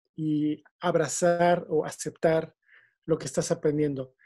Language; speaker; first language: Spanish; native; Spanish